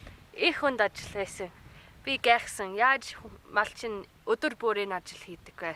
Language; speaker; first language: Mongolian; non-native, learner; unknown